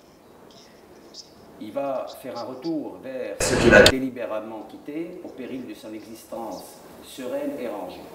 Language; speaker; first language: French; non-native, local second language; Arabic